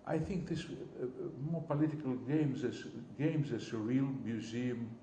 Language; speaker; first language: English; non-native, learner; Russian